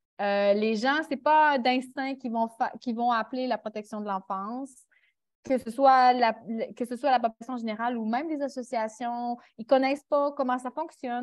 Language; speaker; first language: French; native; French